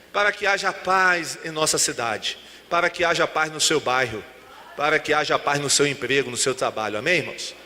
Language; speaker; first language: Portuguese; native; Portuguese